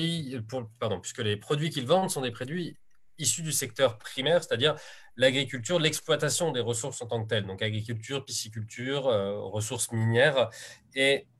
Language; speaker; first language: French; native; French